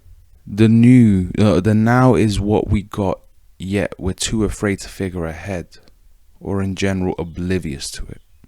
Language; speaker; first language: English; native; English